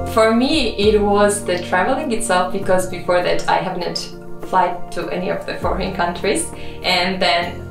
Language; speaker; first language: English; non-native, fluent; Georgian